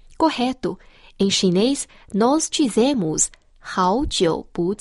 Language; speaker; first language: Portuguese; non-native, fluent; Chinese